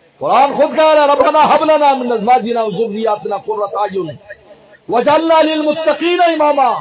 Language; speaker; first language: Urdu; non-native, local second language; Pashto